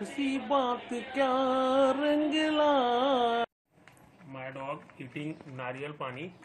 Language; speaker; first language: Hindi; native; Hindi